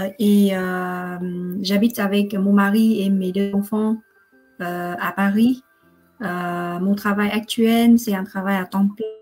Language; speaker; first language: French; non-native, fluent; Vietnamese